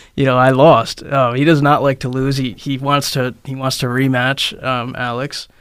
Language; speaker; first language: English; native; English